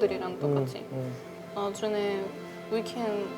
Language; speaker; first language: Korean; non-native, learner; Russian